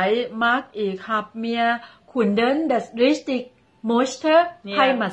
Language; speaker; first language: German; non-native, learner; Thai